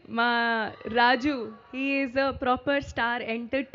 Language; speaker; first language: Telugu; non-native, learner; Hindi